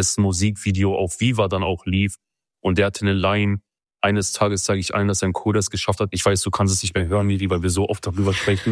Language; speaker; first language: German; early bilingual, other home language; Kurdish